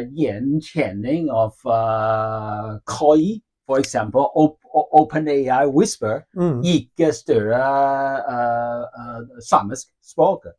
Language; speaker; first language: Norwegian; non-native, learner; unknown